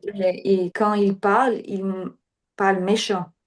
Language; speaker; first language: French; non-native, learner; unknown